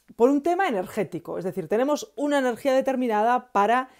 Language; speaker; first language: Spanish; native; Spanish